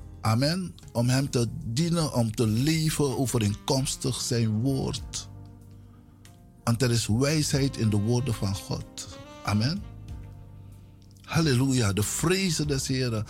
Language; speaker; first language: Dutch; non-native, local second language; Sranan Tongo